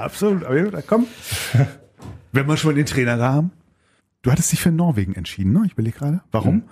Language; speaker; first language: German; native; German